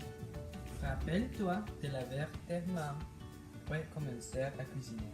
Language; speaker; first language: French; non-native, learner; English